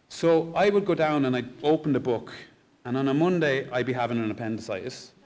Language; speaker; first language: English; native; English